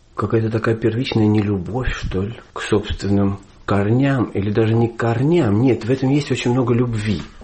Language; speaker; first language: Russian; native; Russian